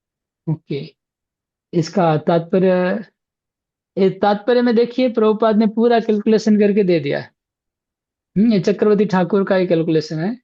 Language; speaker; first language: Hindi; non-native, local second language; Bangla